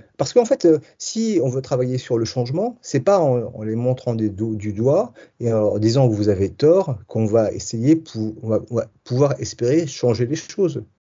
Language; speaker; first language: French; early bilingual, other home language; Tachelhit